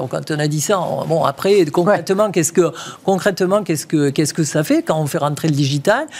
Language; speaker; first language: French; native; French